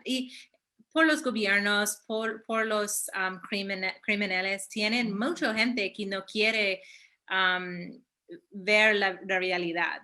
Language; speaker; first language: Spanish; early bilingual, heritage; Spanish